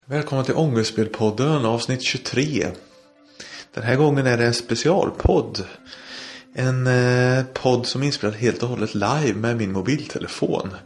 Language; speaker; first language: Swedish; native; Swedish